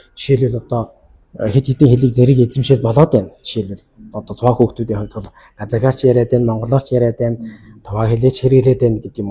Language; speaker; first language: Mongolian; non-native, local second language; Kazakh